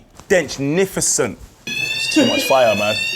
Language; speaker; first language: English; native; English